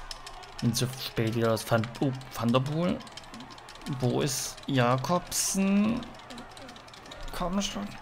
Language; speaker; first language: German; native; German